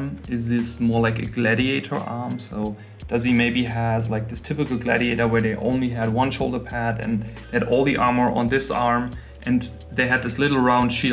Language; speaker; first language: English; non-native, fluent; German